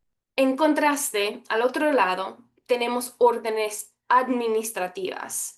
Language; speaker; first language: Spanish; early bilingual, heritage; Spanish